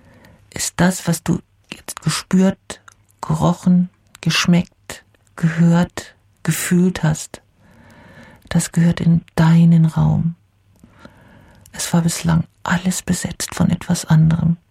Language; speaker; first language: German; native; German